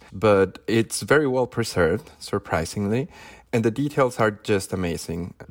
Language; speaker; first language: English; non-native, fluent; Spanish